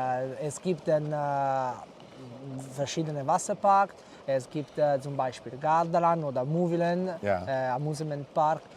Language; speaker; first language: German; non-native, fluent; Italian